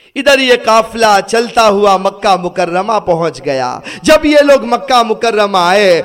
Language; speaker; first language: Urdu; early bilingual, heritage; Urdu